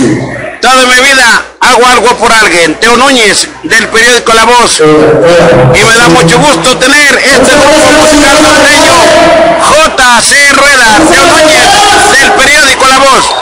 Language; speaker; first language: Spanish; native; Spanish